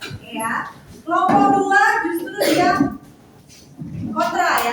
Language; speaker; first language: Indonesian; native; Indonesian